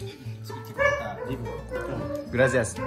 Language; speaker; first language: Spanish; non-native, learner; Japanese